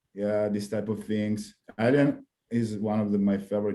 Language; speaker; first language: English; non-native, learner; Italian